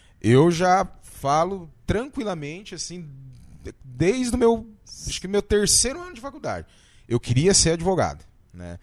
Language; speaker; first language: Portuguese; native; Portuguese